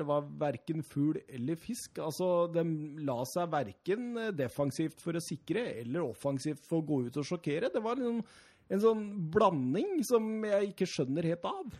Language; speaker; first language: Norwegian; native; Norwegian